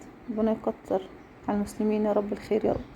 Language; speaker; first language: Arabic; native; Arabic